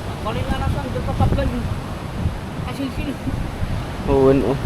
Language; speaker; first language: Filipino; non-native, local second language; Iloko